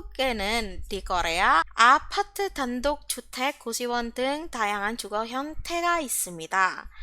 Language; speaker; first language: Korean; non-native, fluent; Indonesian